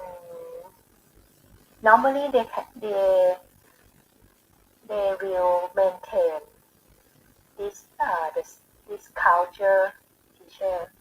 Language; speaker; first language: English; non-native, learner; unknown